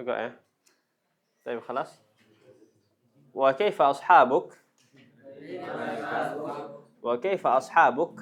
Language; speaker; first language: Arabic; non-native, fluent; Indonesian